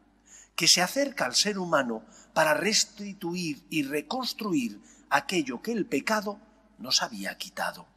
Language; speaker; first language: Spanish; native; Spanish